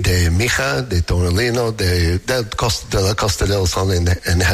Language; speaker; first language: Spanish; non-native, learner; English